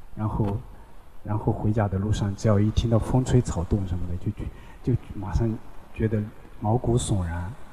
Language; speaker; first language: Chinese; non-native, local second language; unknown